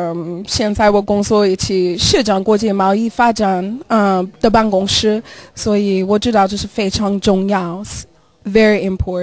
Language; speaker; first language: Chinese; early bilingual, heritage; English